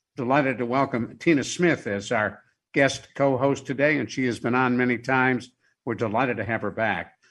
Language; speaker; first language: English; native; English